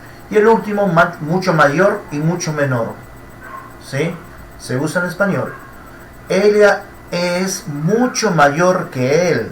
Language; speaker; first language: Spanish; non-native, fluent; Portuguese